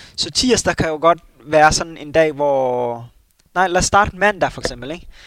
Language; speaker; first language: Danish; early bilingual, other home language; Somali